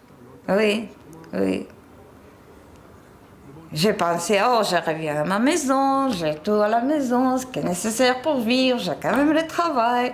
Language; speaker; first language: French; non-native, fluent; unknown